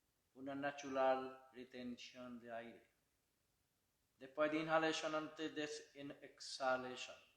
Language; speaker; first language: Spanish; non-native, learner; Bangla